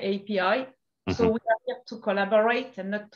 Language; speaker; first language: English; non-native, fluent; French